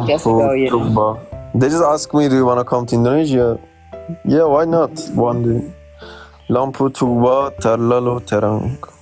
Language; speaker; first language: English; non-native, fluent; Turkish